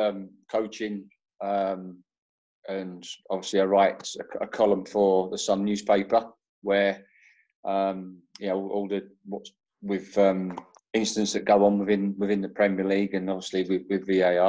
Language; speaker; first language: English; native; English